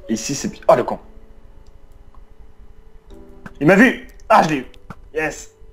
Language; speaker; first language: French; native; French